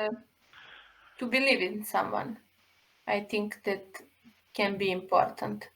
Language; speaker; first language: English; non-native, learner; Serbian